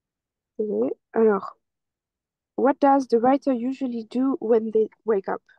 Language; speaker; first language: English; non-native, fluent; French